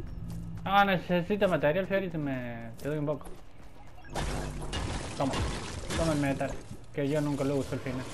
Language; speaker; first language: Spanish; native; Spanish